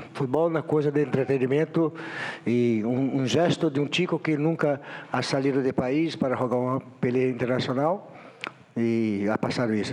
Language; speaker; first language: Portuguese; non-native, learner; Spanish